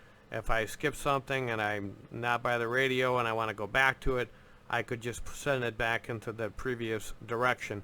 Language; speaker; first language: English; native; English